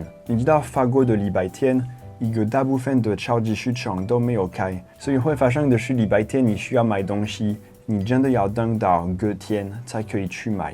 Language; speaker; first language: Chinese; non-native, fluent; French